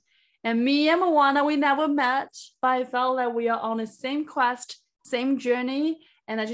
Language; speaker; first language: English; non-native, fluent; Chinese